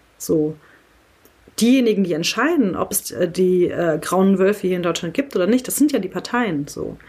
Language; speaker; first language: German; early bilingual, other home language; Kurdish